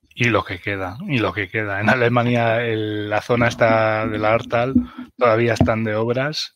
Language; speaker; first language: Spanish; early bilingual, other home language; German